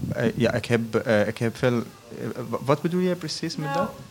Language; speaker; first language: Dutch; non-native, learner; Arabic